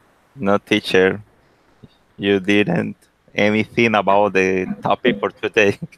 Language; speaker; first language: English; non-native, learner; Spanish